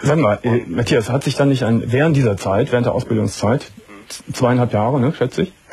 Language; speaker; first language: German; native; German